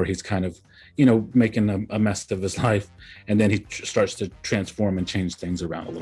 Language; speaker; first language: English; early bilingual, other home language; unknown